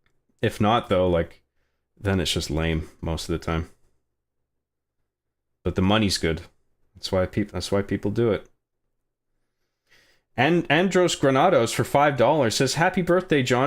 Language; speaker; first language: English; native; English